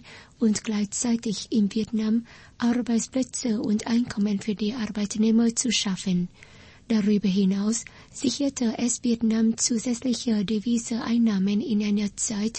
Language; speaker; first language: German; non-native, fluent; Vietnamese